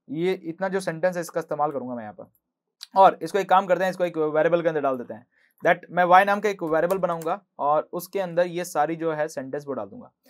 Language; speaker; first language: Hindi; native; Hindi